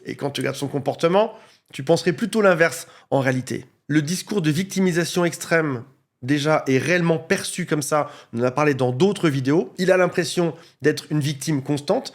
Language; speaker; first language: French; native; French